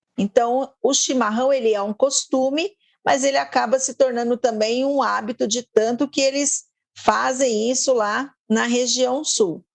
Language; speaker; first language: Portuguese; native; Portuguese